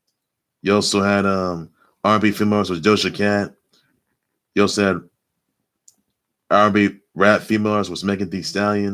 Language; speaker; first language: English; native; English